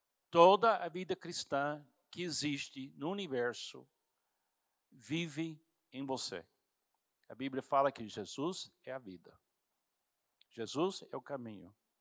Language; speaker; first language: Portuguese; non-native, fluent; English